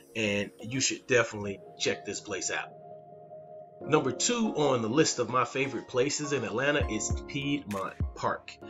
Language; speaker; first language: English; native; English